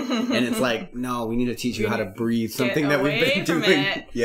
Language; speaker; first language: English; native; English